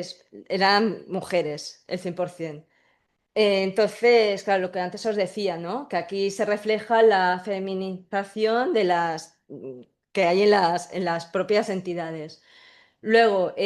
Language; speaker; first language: Spanish; native; Spanish